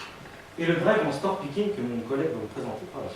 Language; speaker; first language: French; native; French